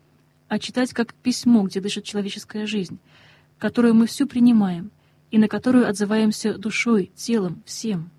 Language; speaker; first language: Russian; native; Russian